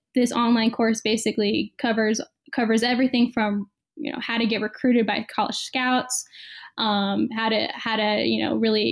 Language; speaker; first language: English; native; English